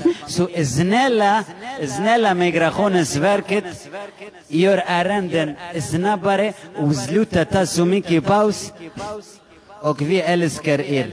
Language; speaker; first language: Swedish; non-native, local second language; Arabic